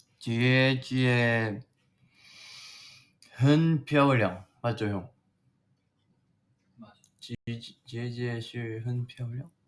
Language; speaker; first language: Chinese; non-native, learner; Korean